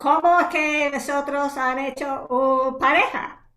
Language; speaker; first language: Spanish; non-native, fluent; English